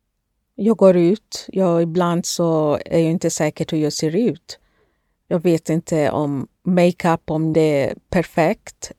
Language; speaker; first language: Swedish; non-native, fluent; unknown